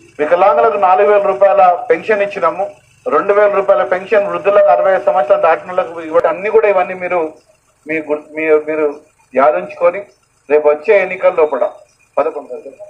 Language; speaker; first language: Telugu; native; Telugu